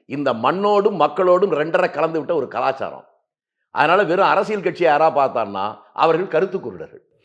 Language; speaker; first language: Tamil; native; Tamil